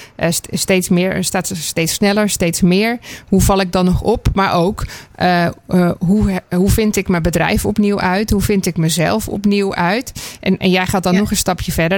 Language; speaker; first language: Dutch; native; Dutch